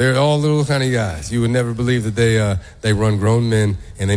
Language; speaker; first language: English; early bilingual, other home language; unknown